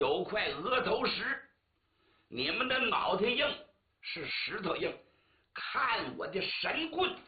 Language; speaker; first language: Chinese; native; Chinese